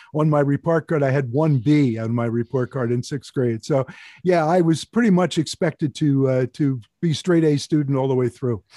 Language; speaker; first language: English; native; English